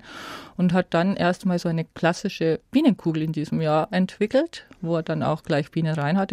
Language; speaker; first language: German; native; German